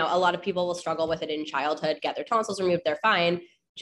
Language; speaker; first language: English; native; English